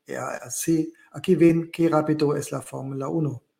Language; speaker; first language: Spanish; non-native, learner; German